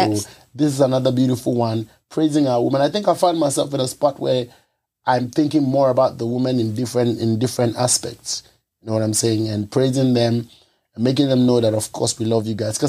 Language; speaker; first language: English; non-native, local second language; Ewe